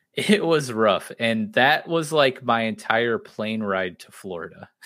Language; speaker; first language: English; native; English